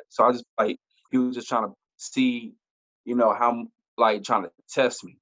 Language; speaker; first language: English; native; English